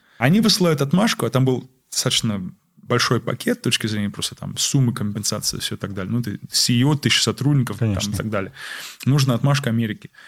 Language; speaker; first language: Russian; early bilingual, heritage; Russian